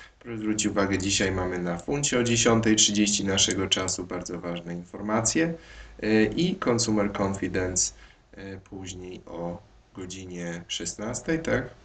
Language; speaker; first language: Polish; native; Polish